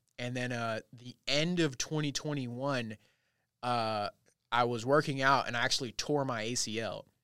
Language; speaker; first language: English; native; English